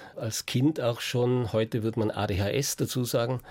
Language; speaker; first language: German; native; German